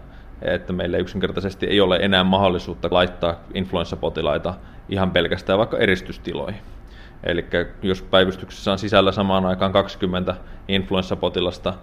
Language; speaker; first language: Finnish; native; Finnish